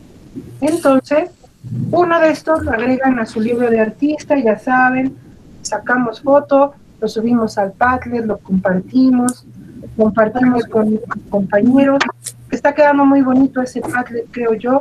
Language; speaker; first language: Spanish; native; Spanish